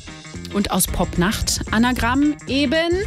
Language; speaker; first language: German; native; German